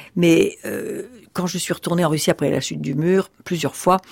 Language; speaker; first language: French; early bilingual, other home language; Russian